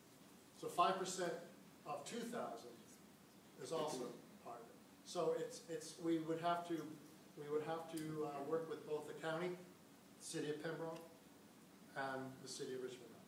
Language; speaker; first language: English; native; English